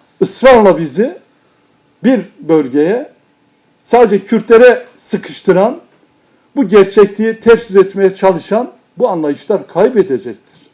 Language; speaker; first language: Turkish; non-native, local second language; Kurdish